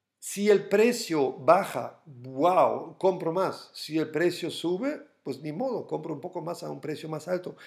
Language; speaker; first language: Spanish; non-native, fluent; German